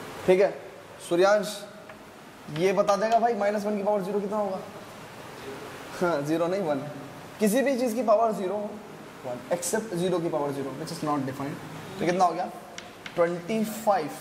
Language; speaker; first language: Hindi; native; Hindi